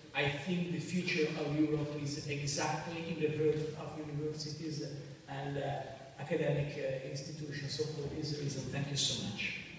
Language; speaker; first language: English; non-native, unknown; Italian